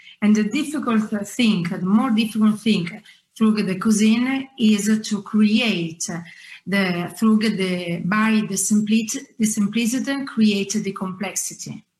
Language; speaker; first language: English; non-native, fluent; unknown